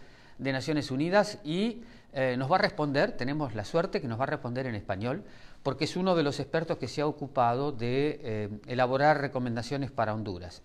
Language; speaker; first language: Spanish; native; Spanish